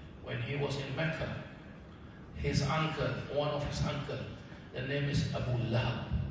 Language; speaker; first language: English; non-native, local second language; Malay